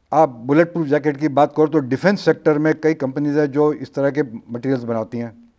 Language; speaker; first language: Hindi; non-native, local second language; Marathi